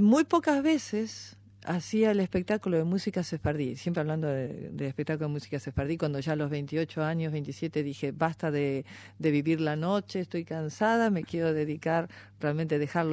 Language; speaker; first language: Spanish; native; Spanish